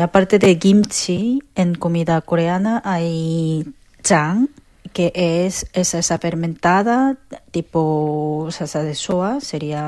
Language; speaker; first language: Spanish; non-native, fluent; Korean